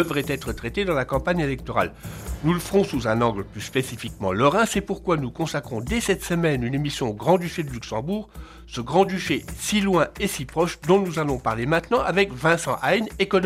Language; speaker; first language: French; native; French